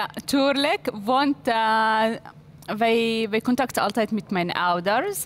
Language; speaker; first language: Dutch; non-native, learner; Arabic